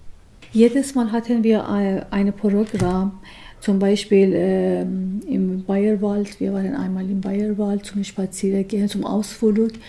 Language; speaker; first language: German; non-native, learner; Persian